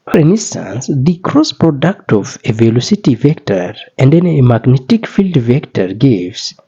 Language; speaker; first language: English; non-native, local second language; Amharic